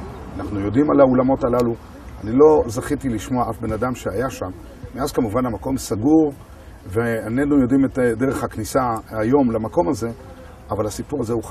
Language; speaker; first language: Hebrew; native; Hebrew